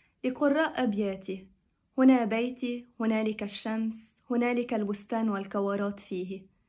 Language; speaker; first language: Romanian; non-native, learner; Arabic